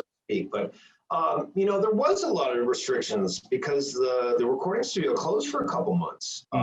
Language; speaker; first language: English; native; English